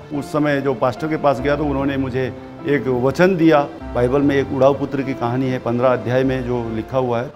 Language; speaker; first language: Hindi; early bilingual, other home language; Nepali